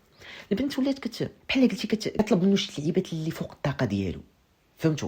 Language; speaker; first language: Arabic; native; Arabic